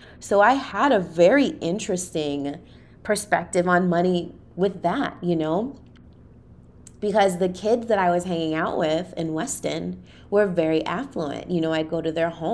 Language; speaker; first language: English; native; English